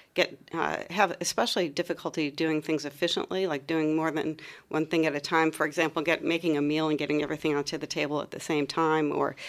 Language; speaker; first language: English; native; English